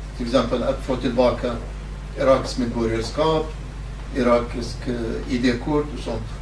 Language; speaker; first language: Swedish; non-native, fluent; Kurdish